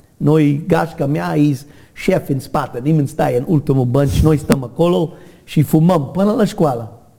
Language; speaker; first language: Romanian; non-native, learner; English